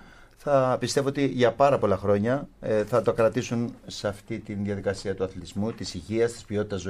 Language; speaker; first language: Greek; native; Greek